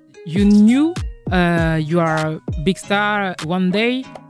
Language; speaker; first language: English; non-native, learner; French